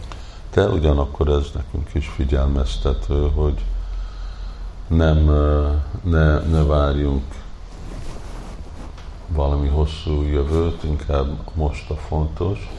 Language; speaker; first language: Hungarian; early bilingual, heritage; Hungarian